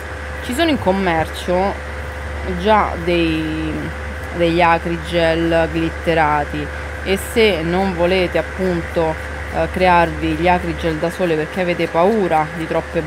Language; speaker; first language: Italian; native; Italian